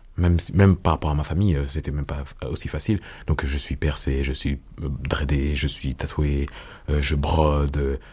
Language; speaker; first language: French; early bilingual, other home language; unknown